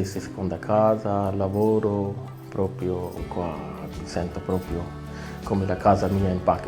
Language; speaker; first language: Italian; non-native, learner; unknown